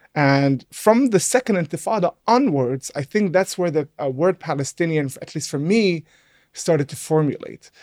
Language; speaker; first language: English; non-native, fluent; Arabic